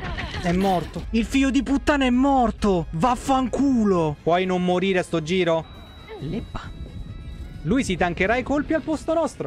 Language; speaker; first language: Italian; native; Italian